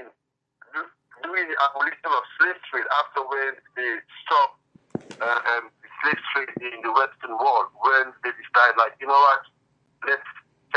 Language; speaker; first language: English; non-native, local second language; Krio